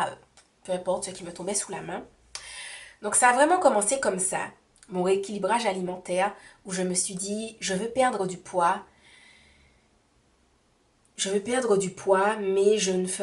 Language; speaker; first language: French; native; French